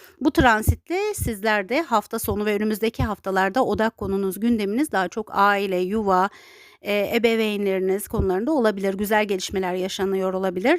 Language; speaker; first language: Turkish; native; Turkish